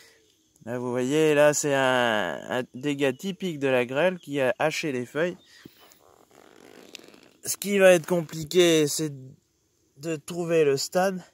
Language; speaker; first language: French; native; French